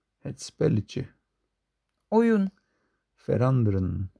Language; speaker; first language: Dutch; non-native, learner; Turkish